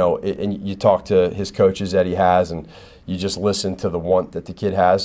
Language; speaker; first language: English; native; English